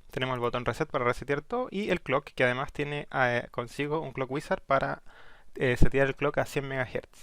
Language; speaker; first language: Spanish; native; Spanish